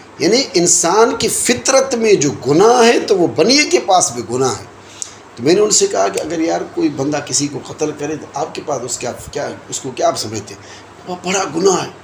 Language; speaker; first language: Urdu; non-native, local second language; Sindhi